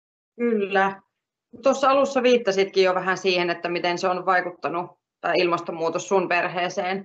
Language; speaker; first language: Finnish; native; Finnish